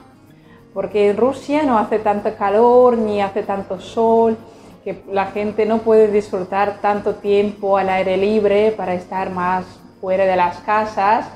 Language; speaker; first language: Spanish; non-native, fluent; Russian